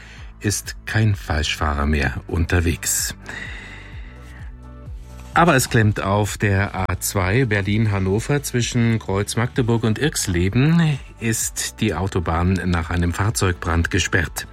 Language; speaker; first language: German; native; German